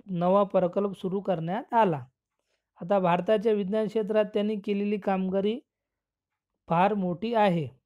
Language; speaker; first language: Marathi; non-native, local second language; Urdu